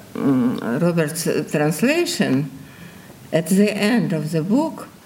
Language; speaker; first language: English; non-native, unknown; Russian